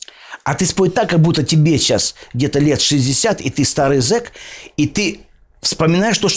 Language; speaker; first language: Russian; native; Russian